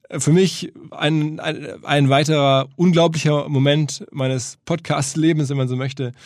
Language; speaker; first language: German; native; German